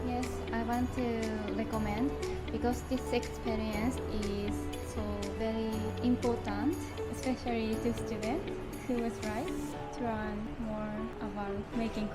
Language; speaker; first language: English; non-native, learner; Japanese